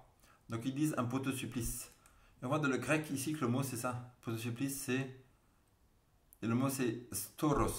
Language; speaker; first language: French; native; French